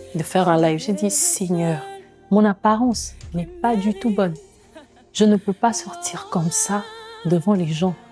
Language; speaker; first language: French; non-native, local second language; Lingala